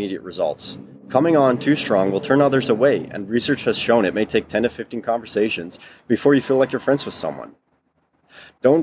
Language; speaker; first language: English; non-native, fluent; Dutch